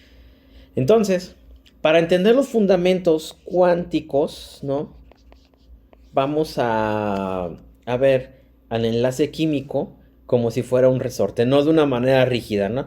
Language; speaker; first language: Spanish; native; Spanish